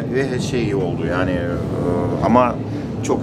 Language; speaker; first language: Turkish; non-native, learner; Russian